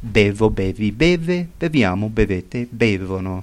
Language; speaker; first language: Italian; non-native, fluent; English